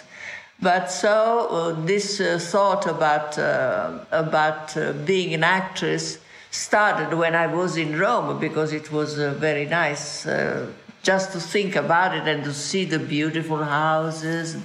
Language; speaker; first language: English; non-native, fluent; Italian